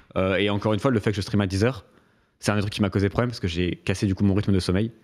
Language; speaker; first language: French; native; French